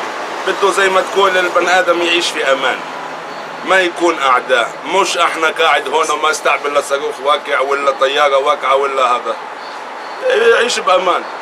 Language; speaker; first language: Arabic; native; Arabic